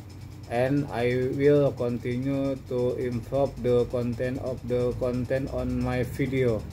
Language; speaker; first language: English; non-native, learner; Indonesian